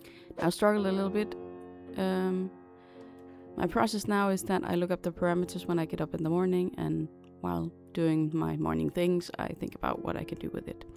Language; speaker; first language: English; non-native, fluent; Danish